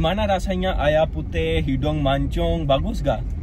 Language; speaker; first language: Indonesian; non-native, learner; Urdu